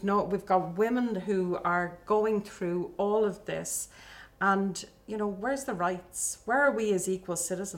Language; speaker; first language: English; native; English